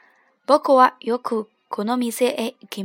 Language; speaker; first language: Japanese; non-native, fluent; Chinese